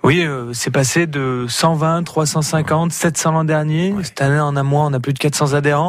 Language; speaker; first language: French; native; French